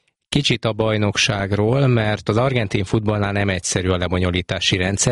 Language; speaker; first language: Hungarian; native; Hungarian